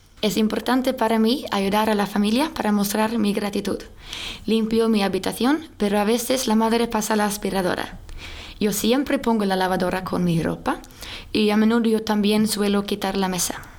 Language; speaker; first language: Spanish; non-native, learner; Swedish